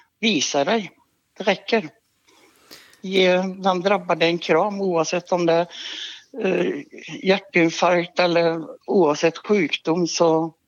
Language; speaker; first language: Swedish; native; Swedish